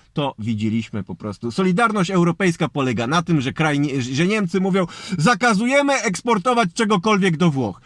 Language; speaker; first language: Polish; native; Polish